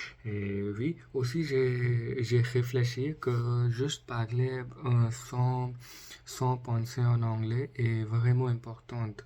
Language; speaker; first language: French; non-native, learner; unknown